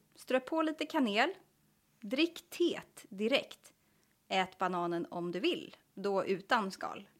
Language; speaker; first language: Swedish; native; Swedish